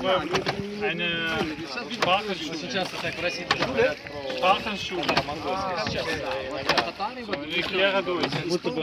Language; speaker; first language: German; non-native, fluent; Russian